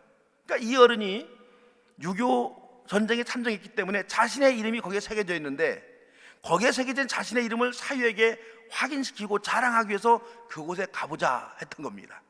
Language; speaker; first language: Korean; native; Korean